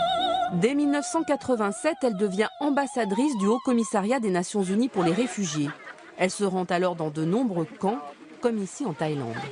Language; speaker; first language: French; native; French